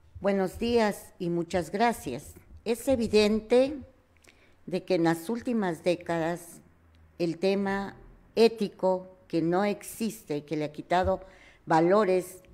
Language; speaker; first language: Spanish; native; Spanish